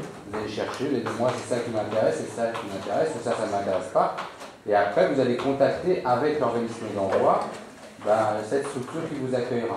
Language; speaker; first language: French; native; French